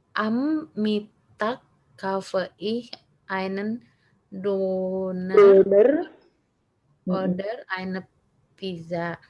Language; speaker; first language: German; non-native, learner; Indonesian